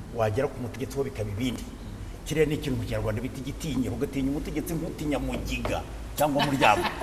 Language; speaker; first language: Kinyarwanda; native; Kinyarwanda